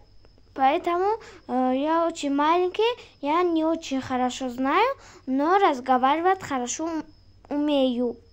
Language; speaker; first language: Russian; non-native, learner; Tajik